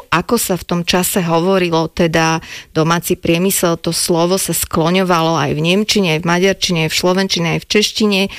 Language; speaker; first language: Slovak; native; Slovak